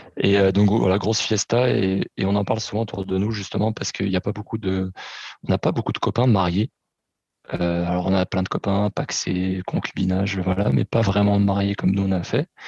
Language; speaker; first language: French; early bilingual, other home language; Portuguese